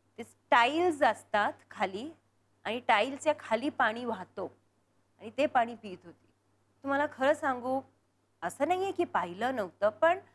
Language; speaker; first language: Marathi; non-native, local second language; Punjabi